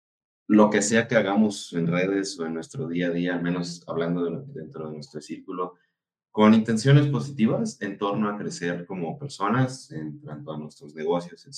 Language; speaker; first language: Spanish; native; Spanish